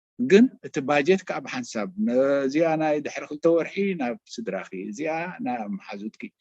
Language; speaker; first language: Tigrinya; native; Tigrinya